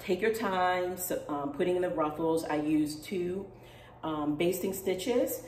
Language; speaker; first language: English; native; English